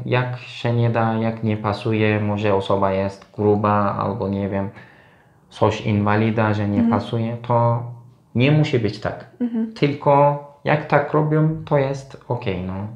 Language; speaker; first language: Polish; non-native, learner; Turkish